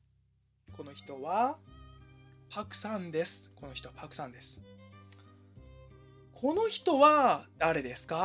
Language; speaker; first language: Japanese; non-native, fluent; Chinese